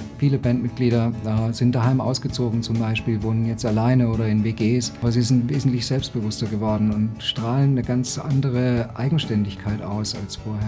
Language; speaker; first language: German; native; German